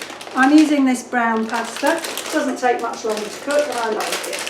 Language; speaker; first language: English; native; English